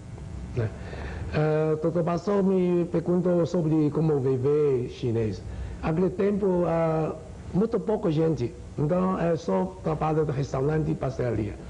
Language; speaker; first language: Portuguese; non-native, learner; Chinese